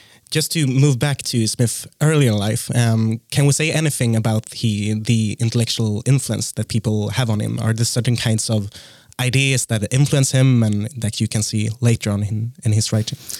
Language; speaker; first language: English; non-native, fluent; Swedish